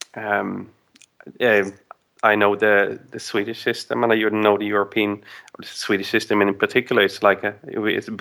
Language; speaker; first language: English; non-native, fluent; Swedish